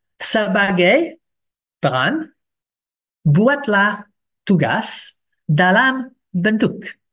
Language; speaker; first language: Indonesian; non-native, fluent; English